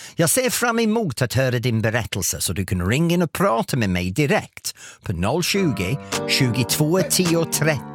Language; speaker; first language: Swedish; non-native, fluent; English